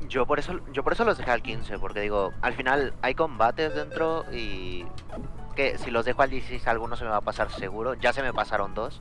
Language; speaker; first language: Spanish; native; Spanish